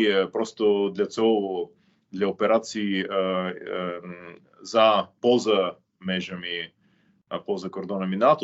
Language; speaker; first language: Ukrainian; non-native, fluent; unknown